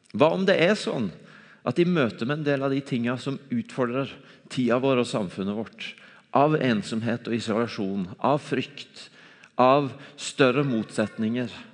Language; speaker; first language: Norwegian; native; Norwegian